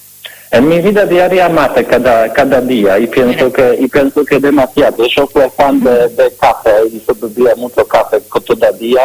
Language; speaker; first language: Spanish; non-native, learner; Polish